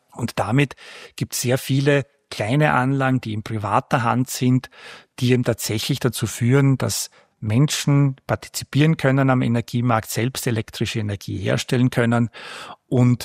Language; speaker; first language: German; native; German